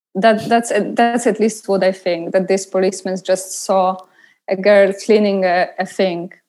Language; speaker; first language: English; non-native, fluent; Polish